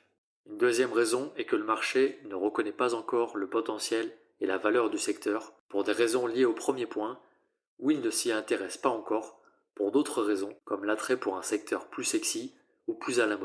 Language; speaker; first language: French; native; French